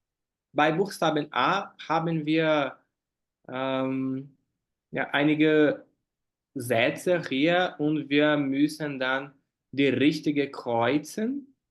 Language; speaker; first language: German; non-native, fluent; Portuguese